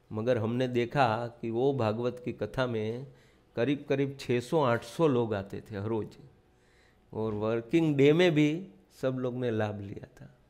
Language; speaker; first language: Hindi; non-native, local second language; Gujarati